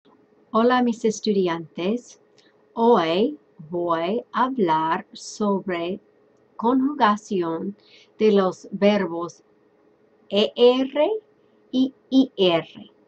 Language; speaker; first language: Spanish; non-native, fluent; English